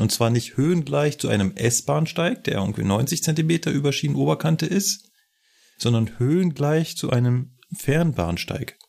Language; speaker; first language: German; native; German